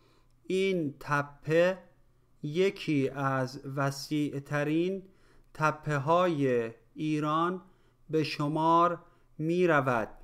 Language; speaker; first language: Persian; native; Persian